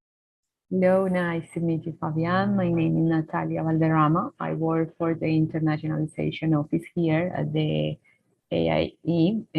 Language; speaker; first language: English; non-native, fluent; Spanish